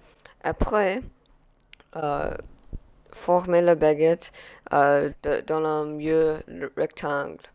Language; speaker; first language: French; non-native, learner; English